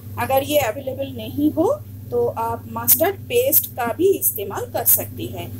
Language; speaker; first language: Hindi; non-native, local second language; Bangla